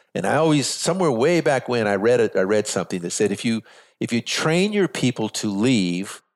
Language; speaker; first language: English; native; English